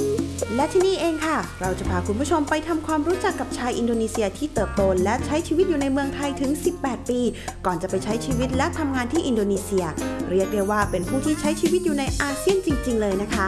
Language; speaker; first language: Thai; native; Thai